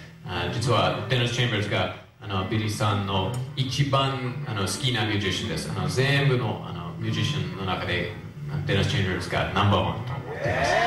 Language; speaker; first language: Japanese; non-native, fluent; English